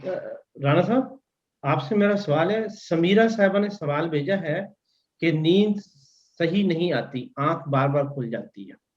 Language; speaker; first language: Urdu; native; Urdu